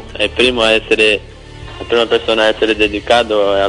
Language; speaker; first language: Italian; non-native, fluent; Portuguese